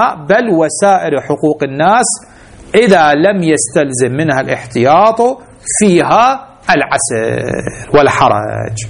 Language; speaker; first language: Arabic; native; Arabic